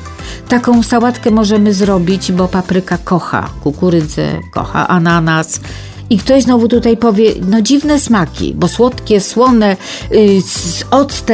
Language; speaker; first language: Polish; native; Polish